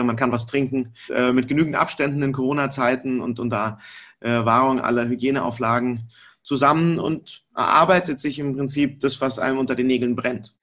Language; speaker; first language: German; native; German